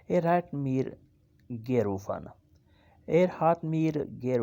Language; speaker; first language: German; non-native, fluent; Urdu